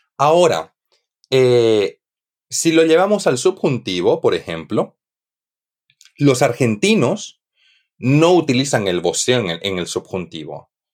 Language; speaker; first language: Spanish; native; Spanish